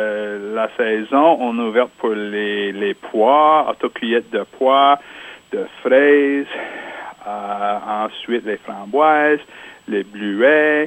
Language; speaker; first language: French; non-native, local second language; English